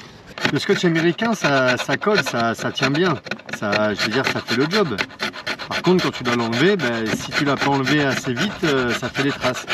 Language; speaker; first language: French; native; French